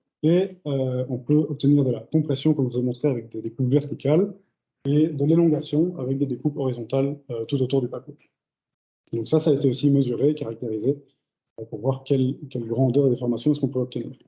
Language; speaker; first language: French; native; French